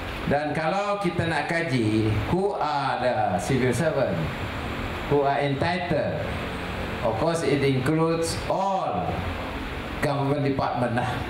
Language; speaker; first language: English; non-native, local second language; Malay